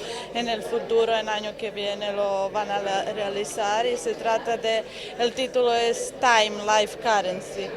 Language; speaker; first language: Spanish; non-native, fluent; Serbian